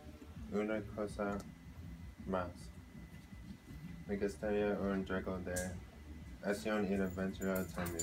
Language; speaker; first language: Spanish; non-native, learner; English